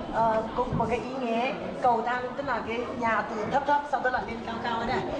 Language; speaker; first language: Vietnamese; non-native, fluent; Chinese